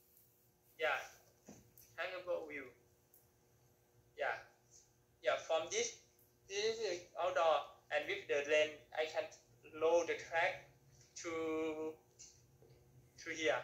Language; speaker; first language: English; non-native, learner; Thai